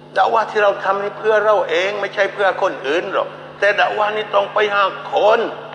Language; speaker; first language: Thai; non-native, local second language; Malay